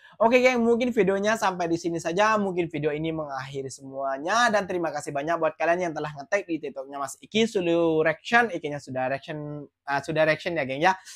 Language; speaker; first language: Indonesian; native; Indonesian